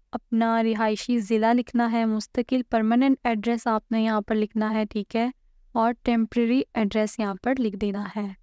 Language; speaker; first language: Urdu; native; Urdu